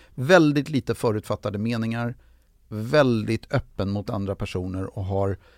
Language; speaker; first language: Swedish; native; Swedish